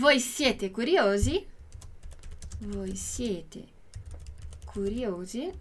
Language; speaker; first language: Italian; non-native, fluent; Portuguese